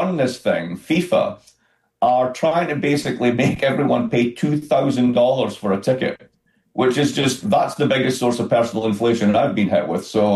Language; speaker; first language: English; native; English